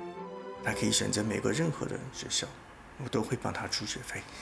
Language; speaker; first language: Chinese; native; Chinese